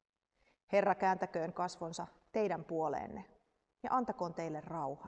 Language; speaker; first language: Finnish; native; Finnish